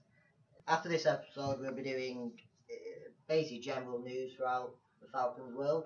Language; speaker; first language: English; native; English